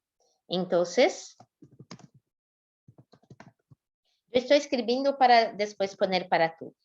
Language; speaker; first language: Spanish; non-native, fluent; Portuguese